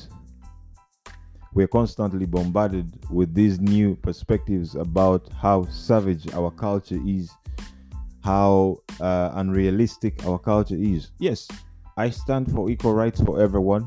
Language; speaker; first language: English; non-native, local second language; Ganda